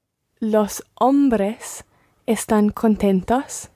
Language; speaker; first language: Spanish; non-native, learner; English